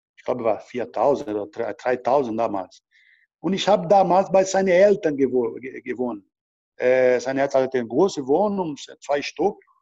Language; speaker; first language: German; non-native, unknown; Portuguese